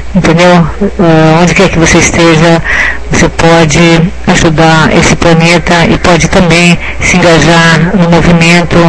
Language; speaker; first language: Portuguese; native; Portuguese